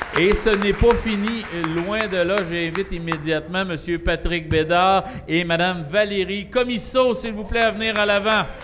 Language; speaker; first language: French; native; French